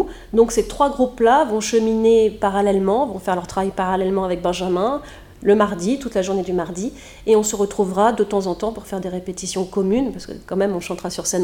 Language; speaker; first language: French; native; French